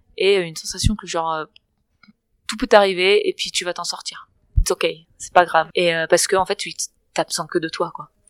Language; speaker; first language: French; non-native, fluent; Catalan